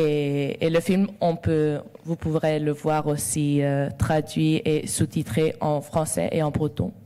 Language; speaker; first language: French; non-native, local second language; Galician